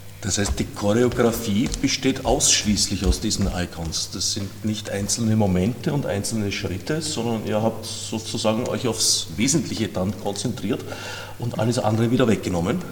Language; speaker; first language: German; native; German